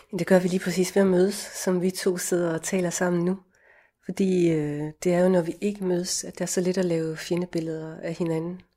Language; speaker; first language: Danish; native; Danish